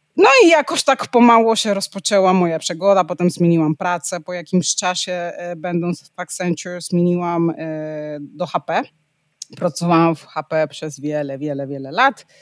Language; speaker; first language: Polish; non-native, fluent; Spanish